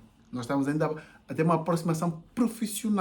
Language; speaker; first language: Portuguese; native; Portuguese